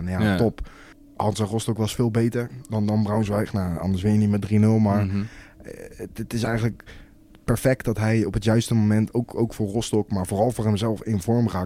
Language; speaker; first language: Dutch; native; Dutch